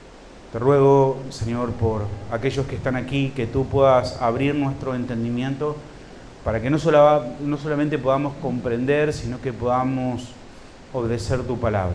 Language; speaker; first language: Spanish; native; Spanish